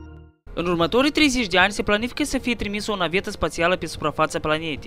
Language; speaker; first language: Romanian; native; Romanian